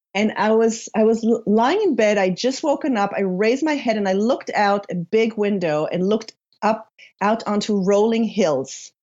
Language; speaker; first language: English; non-native, fluent; Hebrew